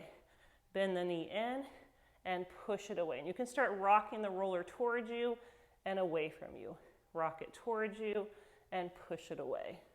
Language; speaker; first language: English; native; English